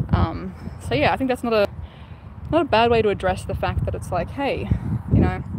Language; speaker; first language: English; native; English